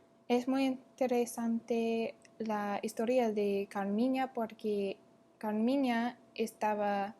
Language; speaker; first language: Spanish; non-native, learner; English